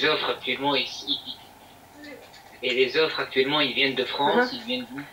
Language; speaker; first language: French; native; French